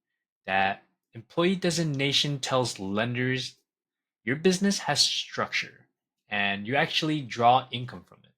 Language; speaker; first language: English; native; English